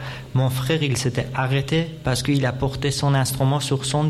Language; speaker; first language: French; non-native, fluent; Persian